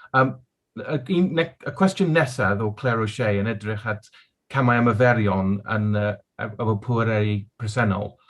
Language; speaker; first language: Welsh; non-native, local second language; English